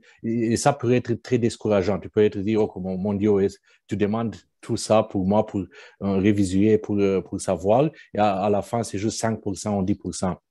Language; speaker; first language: French; non-native, fluent; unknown